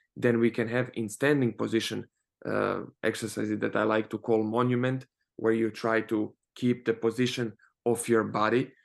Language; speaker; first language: English; non-native, fluent; Croatian